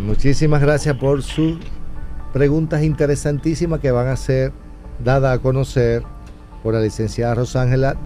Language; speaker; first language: Spanish; native; Spanish